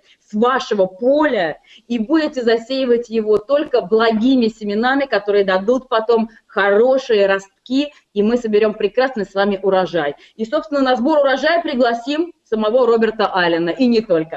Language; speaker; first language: Russian; native; Russian